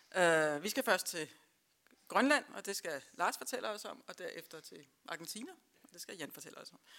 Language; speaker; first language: Danish; native; Danish